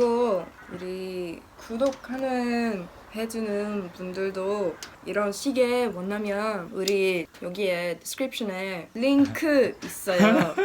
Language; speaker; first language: Korean; non-native, learner; Swedish